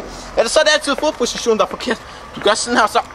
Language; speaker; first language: Danish; native; Danish